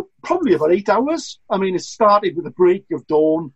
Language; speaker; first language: English; native; English